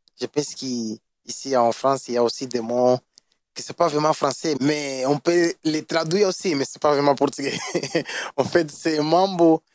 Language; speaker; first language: French; non-native, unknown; Portuguese